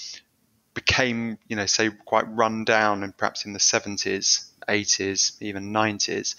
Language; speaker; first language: English; native; English